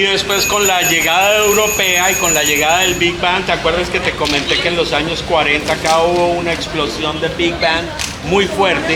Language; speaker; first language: Spanish; native; Spanish